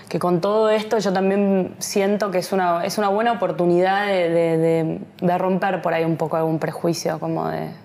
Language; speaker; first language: Spanish; native; Spanish